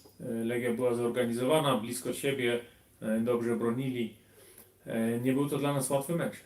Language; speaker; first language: Polish; early bilingual, heritage; Polish